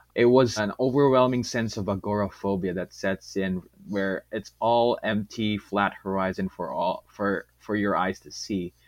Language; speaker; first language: English; non-native, local second language; Filipino